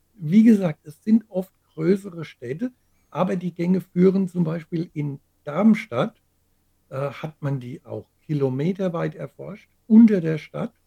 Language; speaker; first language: German; native; German